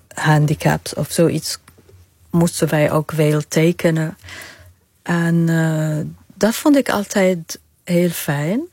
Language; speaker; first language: Dutch; non-native, fluent; Arabic